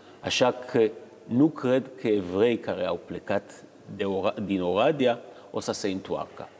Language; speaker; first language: Romanian; early bilingual, heritage; Hebrew